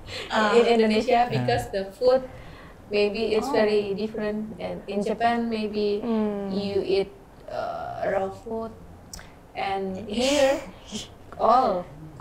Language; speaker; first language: English; non-native, learner; Indonesian